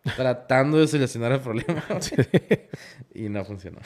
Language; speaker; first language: Spanish; native; Spanish